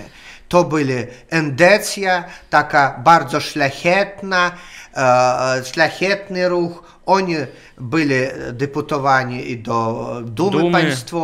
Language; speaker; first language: Polish; non-native, learner; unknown